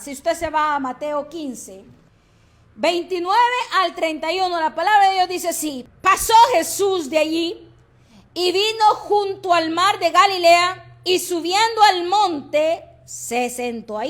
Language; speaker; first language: Spanish; native; Spanish